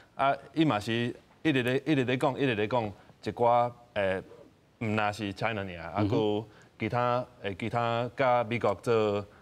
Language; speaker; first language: Min Nan Chinese; non-native, fluent; English